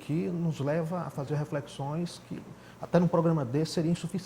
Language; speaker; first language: Portuguese; native; Portuguese